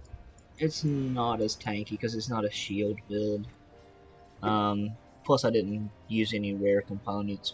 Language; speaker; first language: English; native; English